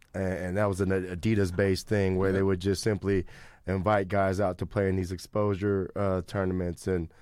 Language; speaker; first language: English; native; English